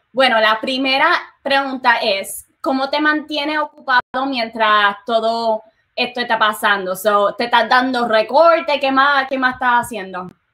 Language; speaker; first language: Spanish; native; Spanish